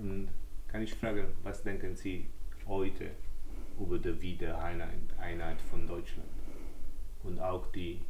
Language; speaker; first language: German; non-native, learner; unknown